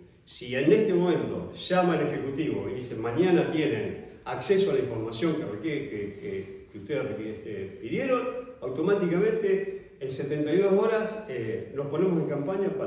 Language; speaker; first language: Spanish; native; Spanish